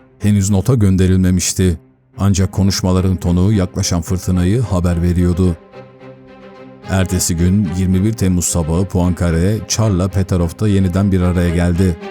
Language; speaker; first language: Turkish; native; Turkish